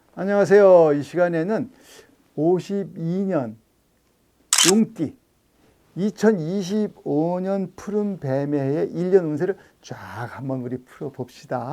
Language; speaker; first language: Korean; native; Korean